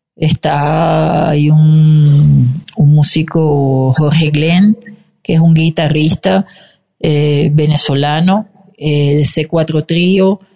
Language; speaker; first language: Spanish; native; Spanish